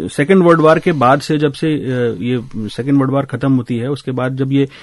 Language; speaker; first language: Hindi; native; Hindi